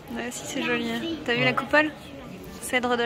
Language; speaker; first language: French; native; French